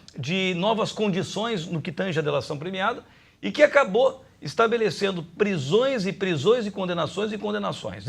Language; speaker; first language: Portuguese; native; Portuguese